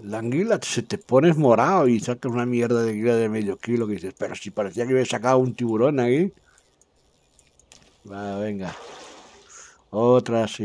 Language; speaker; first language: Spanish; native; Spanish